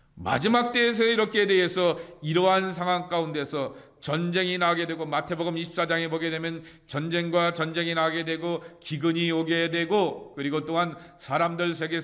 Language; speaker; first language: Korean; native; Korean